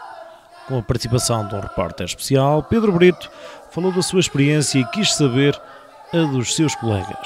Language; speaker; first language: Portuguese; native; Portuguese